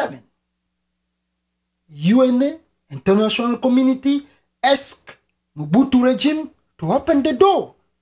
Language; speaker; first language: English; non-native, fluent; Lingala